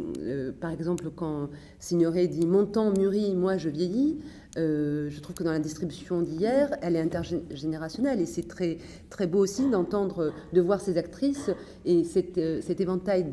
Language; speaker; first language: French; native; French